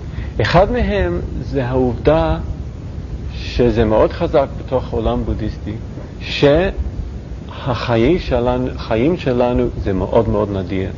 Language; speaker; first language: Hebrew; non-native, learner; English